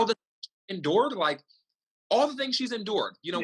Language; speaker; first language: English; native; English